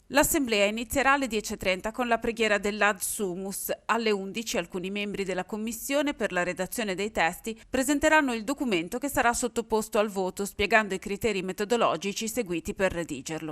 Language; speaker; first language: Italian; native; Italian